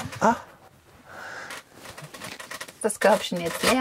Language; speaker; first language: German; native; German